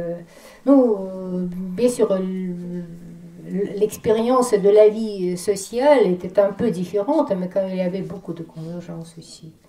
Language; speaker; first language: French; non-native, fluent; Russian